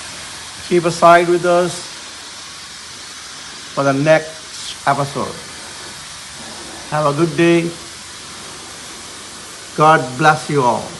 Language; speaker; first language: English; non-native, learner; Urdu